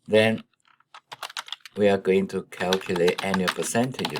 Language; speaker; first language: English; non-native, fluent; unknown